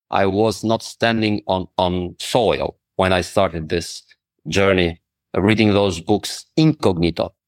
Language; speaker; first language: English; non-native, fluent; Albanian